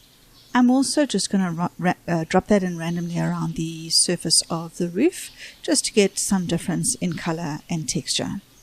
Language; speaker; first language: English; native; English